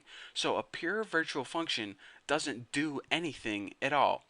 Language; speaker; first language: English; native; English